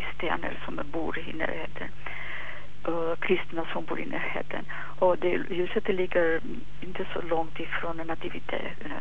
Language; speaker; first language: Swedish; non-native, fluent; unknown